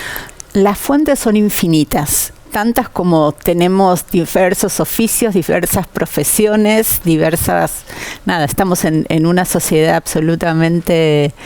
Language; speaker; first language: Spanish; native; Spanish